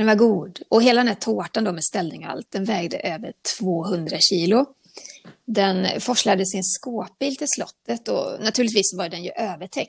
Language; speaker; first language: Swedish; native; Swedish